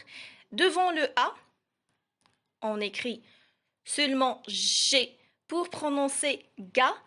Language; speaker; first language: French; non-native, local second language; Arabic